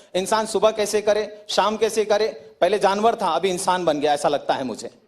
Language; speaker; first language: Hindi; native; Hindi